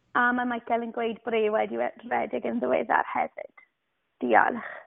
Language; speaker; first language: Welsh; native; Welsh